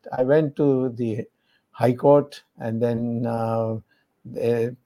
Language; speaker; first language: English; non-native, local second language; Tamil